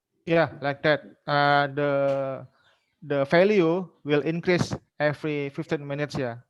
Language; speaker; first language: English; non-native, learner; Indonesian